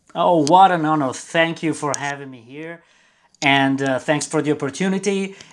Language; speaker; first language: English; non-native, fluent; Italian